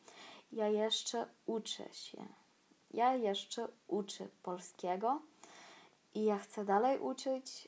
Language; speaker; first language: Polish; non-native, learner; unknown